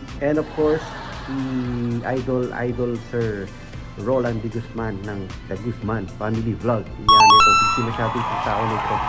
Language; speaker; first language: Filipino; non-native, local second language; Pampanga